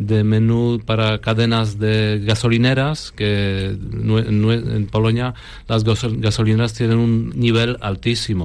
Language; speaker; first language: Spanish; non-native, fluent; Polish